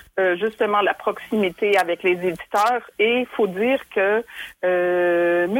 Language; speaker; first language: French; non-native, fluent; German